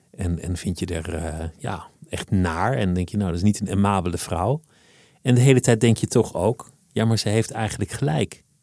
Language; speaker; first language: Dutch; native; Dutch